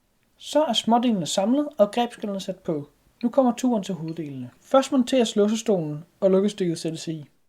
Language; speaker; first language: Danish; native; Danish